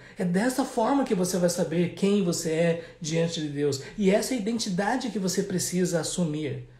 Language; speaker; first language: Portuguese; native; Portuguese